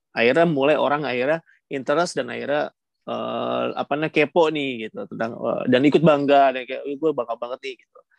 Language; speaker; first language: Indonesian; native; Indonesian